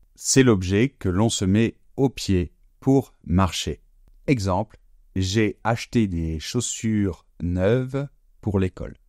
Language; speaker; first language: French; native; French